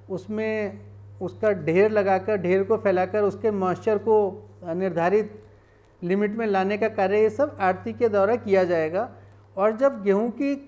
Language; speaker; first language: Hindi; native; Hindi